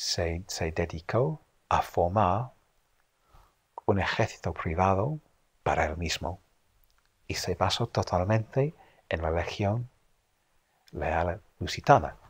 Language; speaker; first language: Spanish; non-native, fluent; English